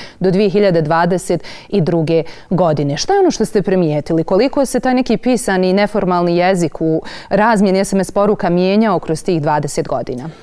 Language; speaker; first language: Serbian; native; Serbian